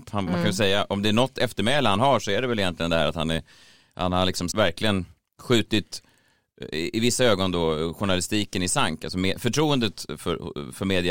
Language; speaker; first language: Swedish; native; Swedish